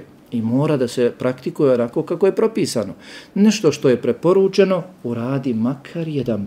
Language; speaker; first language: Serbian; native; Serbian